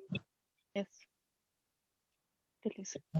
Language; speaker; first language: French; non-native, learner; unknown